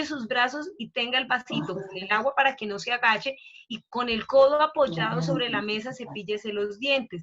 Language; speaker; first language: Spanish; native; Spanish